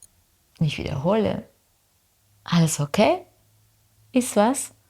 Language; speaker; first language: German; non-native, fluent; Spanish